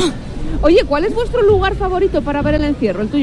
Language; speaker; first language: Spanish; native; Spanish